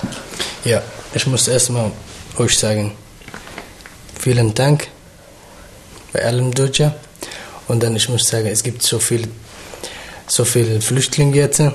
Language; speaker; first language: German; non-native, learner; Somali